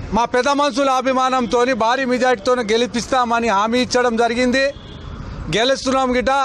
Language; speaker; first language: Telugu; non-native, local second language; Lambadi